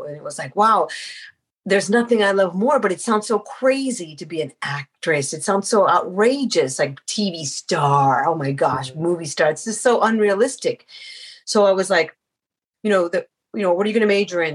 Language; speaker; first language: English; native; English